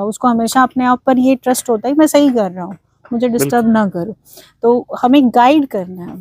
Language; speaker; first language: Hindi; native; Hindi